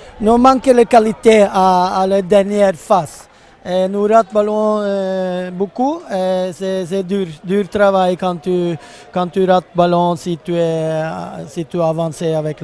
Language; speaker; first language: French; non-native, learner; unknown